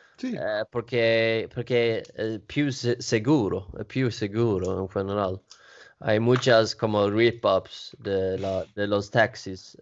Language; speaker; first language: Italian; non-native, learner; Swedish